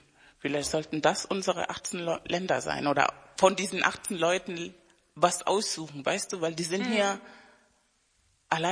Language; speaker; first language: German; non-native, fluent; Spanish